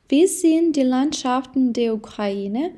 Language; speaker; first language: German; non-native, fluent; Ukrainian